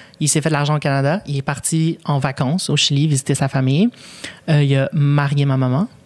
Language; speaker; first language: French; early bilingual, other home language; Spanish